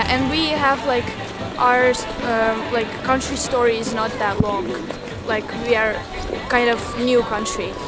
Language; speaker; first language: English; non-native, fluent; Estonian